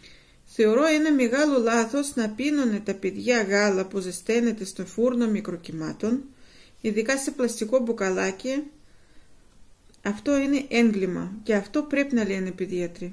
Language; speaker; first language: Greek; non-native, fluent; Russian